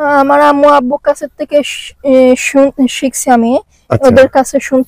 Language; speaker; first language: Bangla; early bilingual, heritage; Bangla